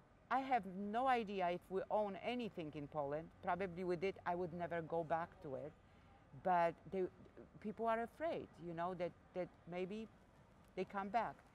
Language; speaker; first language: English; non-native, fluent; Polish